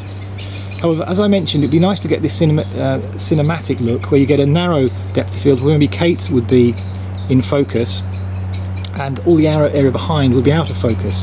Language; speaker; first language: English; native; English